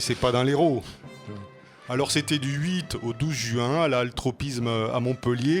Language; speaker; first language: French; native; French